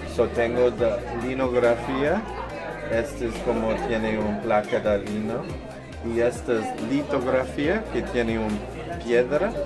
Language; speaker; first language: Spanish; non-native, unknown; English